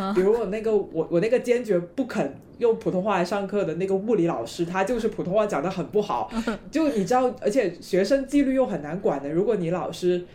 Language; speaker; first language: Chinese; non-native, local second language; Cantonese